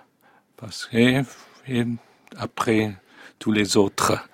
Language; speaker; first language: French; non-native, fluent; Hungarian